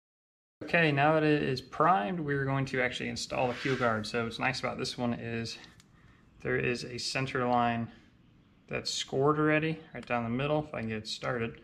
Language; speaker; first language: English; native; English